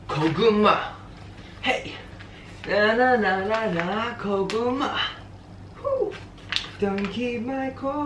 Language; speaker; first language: Korean; non-native, fluent; Thai